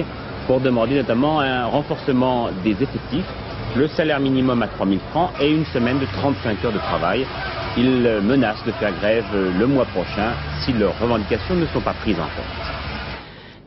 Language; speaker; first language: French; native; French